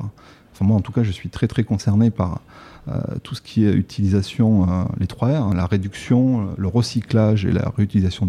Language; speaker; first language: French; native; French